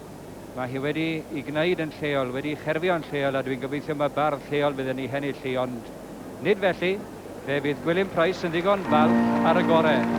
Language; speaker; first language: Welsh; native; Welsh